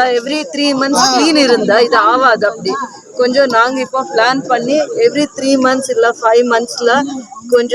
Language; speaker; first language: Tamil; non-native, local second language; Kannada